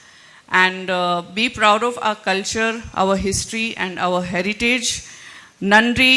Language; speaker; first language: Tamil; non-native, local second language; Gujarati